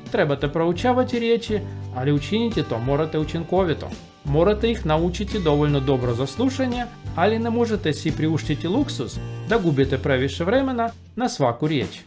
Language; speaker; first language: Croatian; non-native, learner; Russian